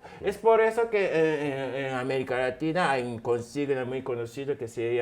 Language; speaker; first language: Spanish; non-native, fluent; Japanese